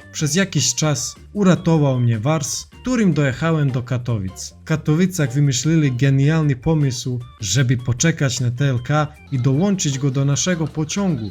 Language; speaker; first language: Polish; non-native, fluent; Serbian